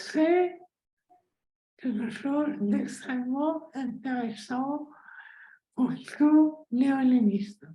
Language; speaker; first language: French; non-native, fluent; Greek